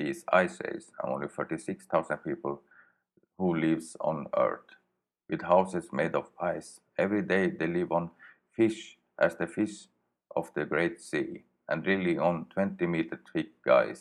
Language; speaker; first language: English; non-native, learner; Swedish